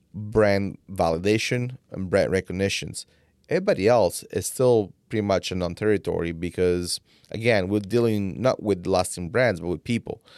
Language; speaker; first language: English; non-native, fluent; Italian